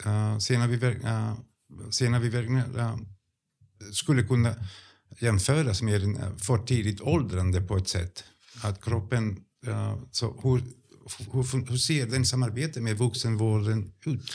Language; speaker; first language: Swedish; non-native, fluent; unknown